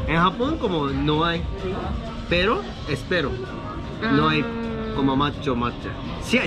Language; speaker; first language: Spanish; non-native, learner; Japanese